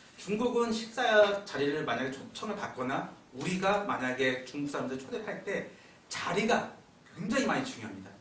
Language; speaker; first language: Korean; native; Korean